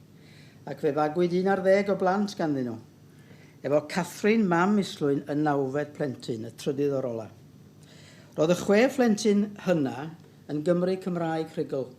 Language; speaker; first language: Welsh; native; Welsh